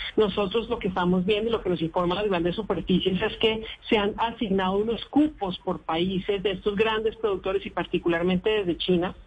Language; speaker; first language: Spanish; native; Spanish